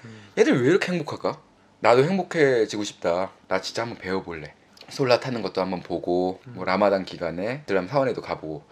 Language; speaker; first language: Korean; native; Korean